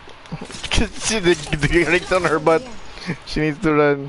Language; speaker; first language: English; non-native, local second language; Filipino